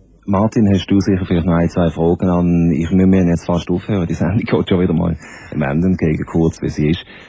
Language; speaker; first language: German; native; German